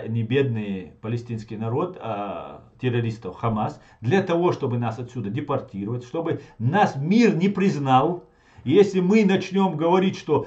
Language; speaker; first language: Russian; non-native, local second language; Chechen